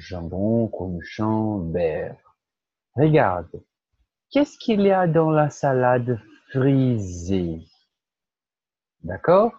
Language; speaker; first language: French; non-native, fluent; Portuguese